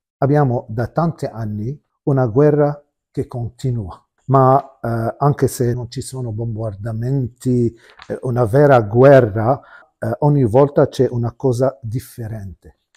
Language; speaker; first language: Italian; non-native, fluent; Arabic